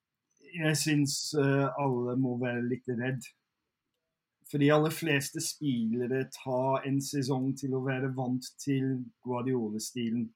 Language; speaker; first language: Norwegian; non-native, fluent; English